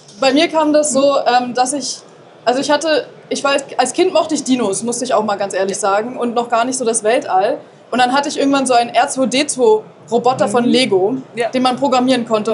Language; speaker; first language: German; native; German